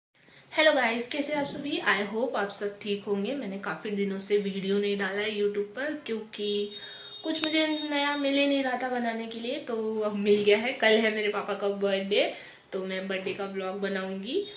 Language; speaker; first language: Hindi; native; Hindi